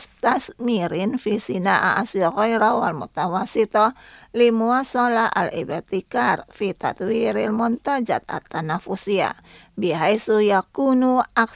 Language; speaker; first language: Arabic; non-native, fluent; Indonesian